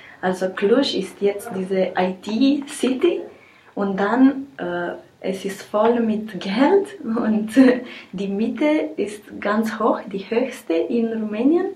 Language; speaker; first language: German; non-native, learner; Romanian